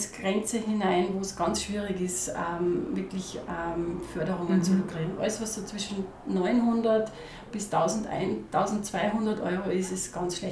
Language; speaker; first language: German; native; German